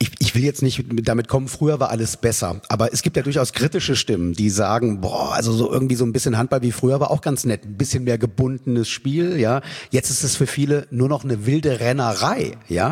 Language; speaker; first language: German; native; German